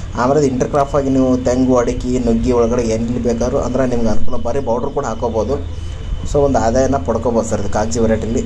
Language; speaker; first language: Kannada; native; Kannada